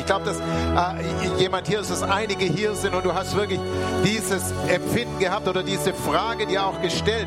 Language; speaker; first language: German; native; German